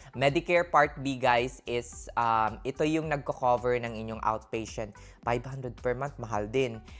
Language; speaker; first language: Filipino; native; Filipino